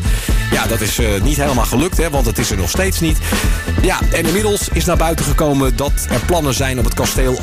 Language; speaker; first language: Dutch; native; Dutch